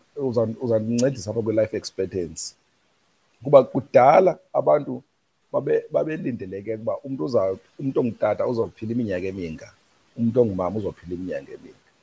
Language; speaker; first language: Xhosa; native; Xhosa